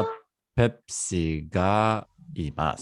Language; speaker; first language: Japanese; non-native, learner; English